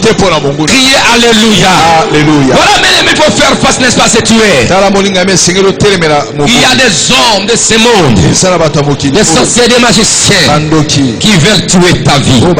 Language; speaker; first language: French; non-native, local second language; Lingala